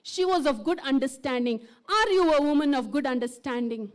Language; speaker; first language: English; non-native, local second language; Kannada